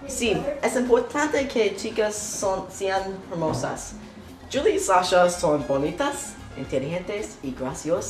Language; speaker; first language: Spanish; non-native, learner; English